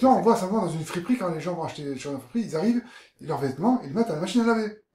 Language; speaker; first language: French; native; French